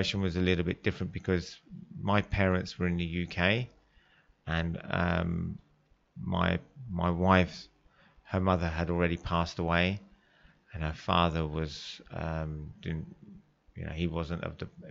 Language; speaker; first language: English; native; English